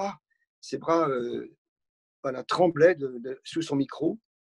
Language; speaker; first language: French; native; French